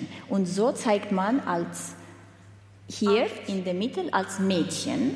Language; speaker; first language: German; non-native, learner; Armenian